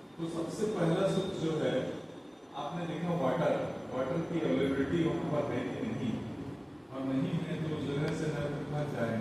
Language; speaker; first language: Hindi; native; Hindi